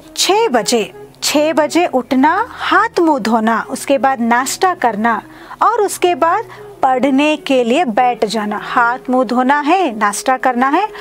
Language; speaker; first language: Hindi; non-native, local second language; Kannada